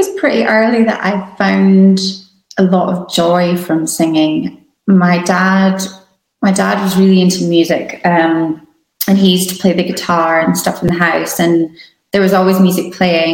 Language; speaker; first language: English; native; English